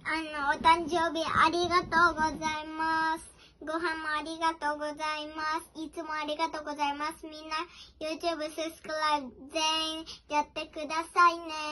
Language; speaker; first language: Japanese; early bilingual, other home language; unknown